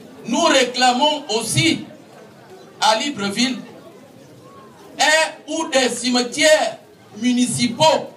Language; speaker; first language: French; non-native, local second language; Fang